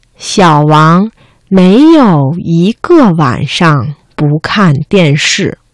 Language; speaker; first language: Chinese; non-native, fluent; Vietnamese